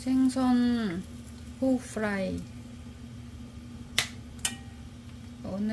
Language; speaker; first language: Korean; non-native, learner; Vietnamese